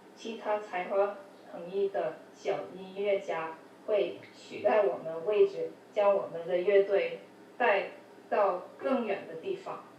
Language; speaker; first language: Chinese; early bilingual, other home language; English